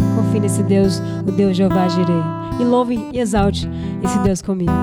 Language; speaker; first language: Portuguese; native; Portuguese